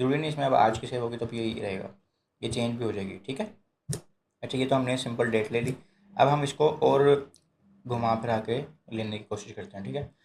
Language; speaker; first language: Urdu; native; Urdu